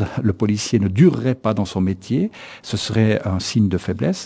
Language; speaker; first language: French; native; French